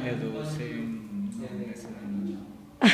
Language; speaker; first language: French; non-native, learner; Spanish